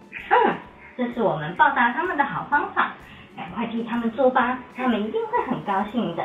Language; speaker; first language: Chinese; native; Chinese